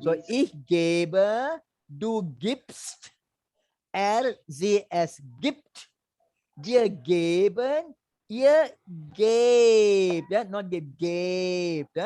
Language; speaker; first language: German; non-native, learner; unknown